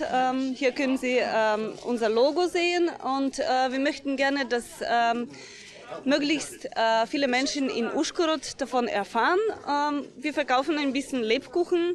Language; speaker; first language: German; non-native, fluent; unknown